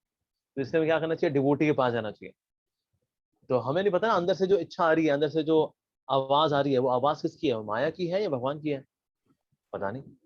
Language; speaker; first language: Hindi; native; Hindi